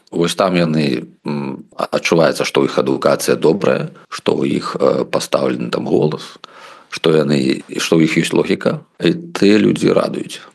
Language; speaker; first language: Belarusian; non-native, local second language; Russian